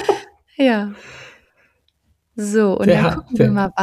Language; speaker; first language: German; native; German